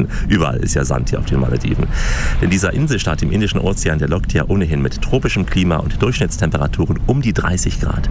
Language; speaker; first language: German; native; German